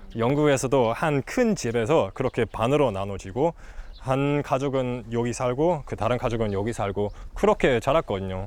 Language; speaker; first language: Korean; non-native, fluent; English